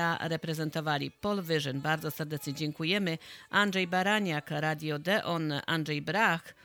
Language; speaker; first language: Polish; native; Polish